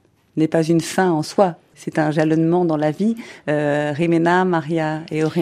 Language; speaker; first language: French; native; French